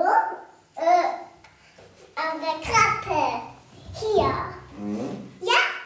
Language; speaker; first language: German; native; German